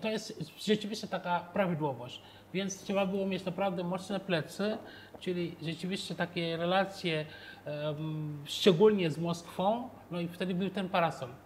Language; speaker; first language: Polish; non-native, fluent; Wolof